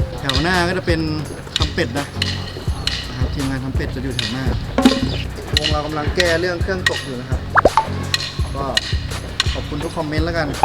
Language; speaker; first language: Thai; native; Thai